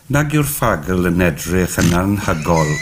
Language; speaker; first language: Welsh; native; Welsh